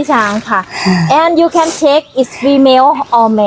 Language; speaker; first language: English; non-native, learner; Thai